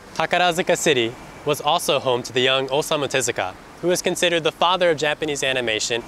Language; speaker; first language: English; native; English